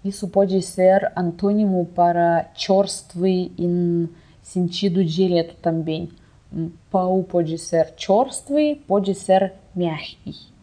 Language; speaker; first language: Portuguese; non-native, fluent; Russian